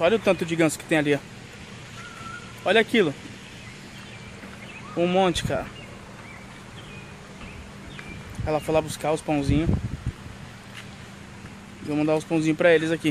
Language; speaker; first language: Portuguese; native; Portuguese